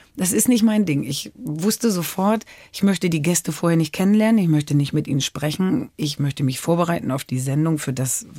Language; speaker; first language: German; native; German